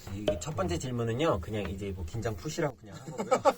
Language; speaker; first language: Korean; native; Korean